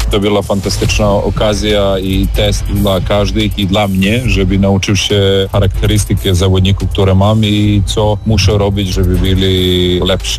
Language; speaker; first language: Polish; non-native, fluent; Serbian